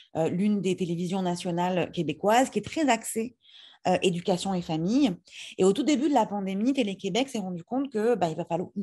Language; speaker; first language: French; native; French